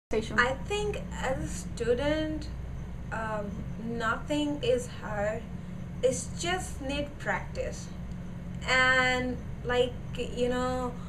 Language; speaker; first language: English; non-native, learner; Gujarati